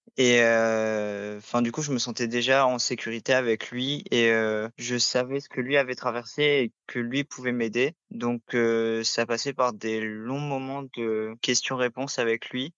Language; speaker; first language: French; native; French